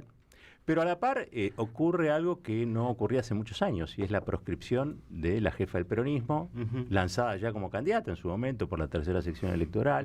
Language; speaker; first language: Spanish; native; Spanish